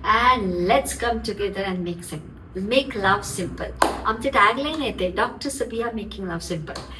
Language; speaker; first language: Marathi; non-native, local second language; Urdu